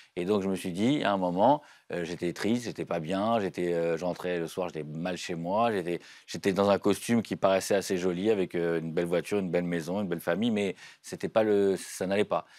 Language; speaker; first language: French; native; French